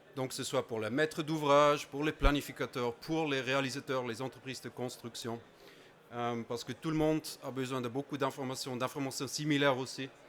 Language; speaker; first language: French; non-native, local second language; German